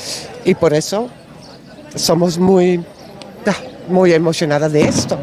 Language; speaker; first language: Spanish; non-native, learner; Dutch